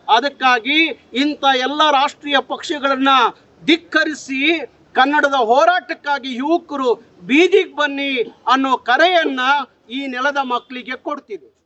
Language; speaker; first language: Kannada; native; Kannada